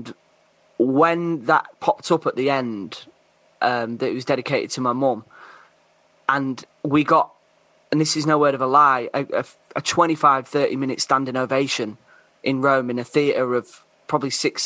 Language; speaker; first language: English; native; English